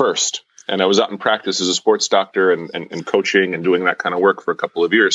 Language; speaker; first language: English; native; English